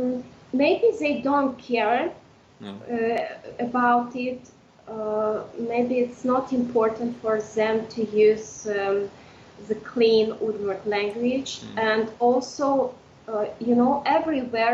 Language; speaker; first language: English; non-native, fluent; Udmurt